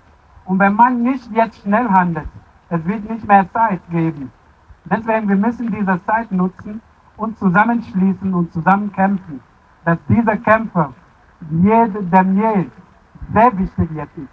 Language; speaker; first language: German; non-native, fluent; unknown